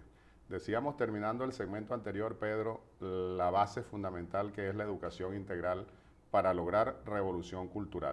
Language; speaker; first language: Spanish; native; Spanish